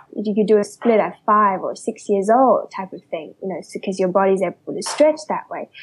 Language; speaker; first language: English; early bilingual, other home language; Chinese